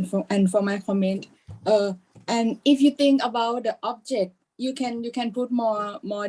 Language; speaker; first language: English; non-native, learner; Thai